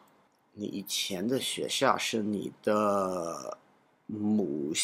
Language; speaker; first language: Chinese; non-native, learner; English